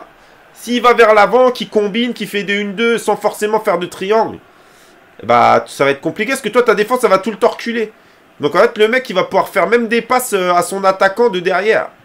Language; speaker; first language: French; native; French